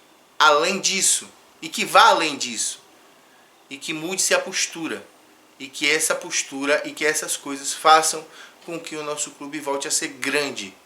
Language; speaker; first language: Portuguese; native; Portuguese